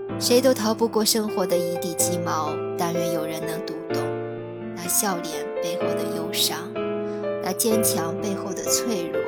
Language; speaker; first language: Chinese; native; Chinese